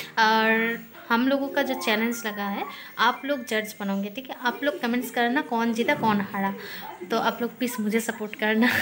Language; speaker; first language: Hindi; non-native, local second language; Bangla